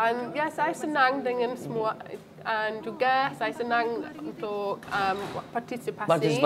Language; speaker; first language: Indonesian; non-native, fluent; English